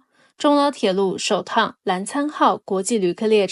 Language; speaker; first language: Chinese; native; Chinese